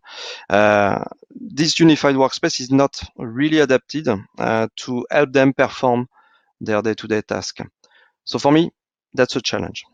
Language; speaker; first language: English; non-native, fluent; French